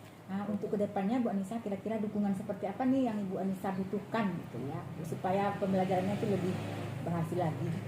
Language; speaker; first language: Indonesian; native; Indonesian